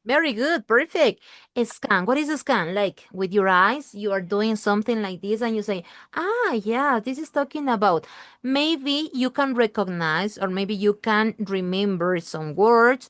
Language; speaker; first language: English; non-native, learner; Spanish